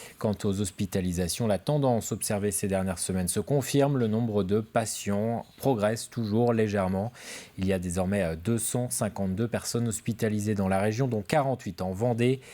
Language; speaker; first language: French; native; French